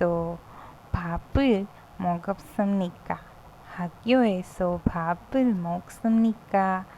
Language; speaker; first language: Korean; non-native, fluent; Hindi